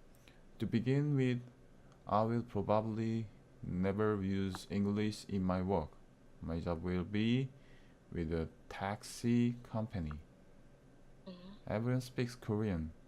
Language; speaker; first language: English; non-native, learner; Korean